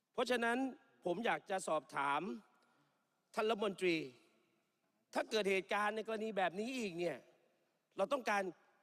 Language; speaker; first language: Thai; native; Thai